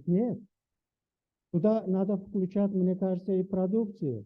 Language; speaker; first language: Russian; native; Russian